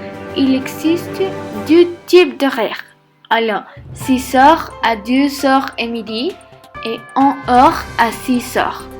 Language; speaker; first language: French; non-native, learner; Spanish